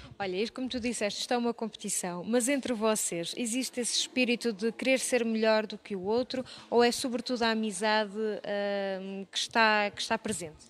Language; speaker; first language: Portuguese; native; Portuguese